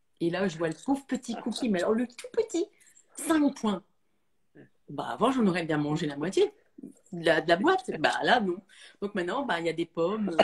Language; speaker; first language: French; native; French